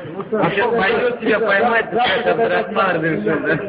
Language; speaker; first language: Russian; non-native, fluent; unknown